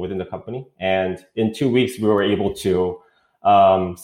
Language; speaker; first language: English; non-native, fluent; Korean